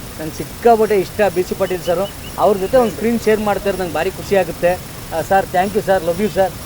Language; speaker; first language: Kannada; native; Kannada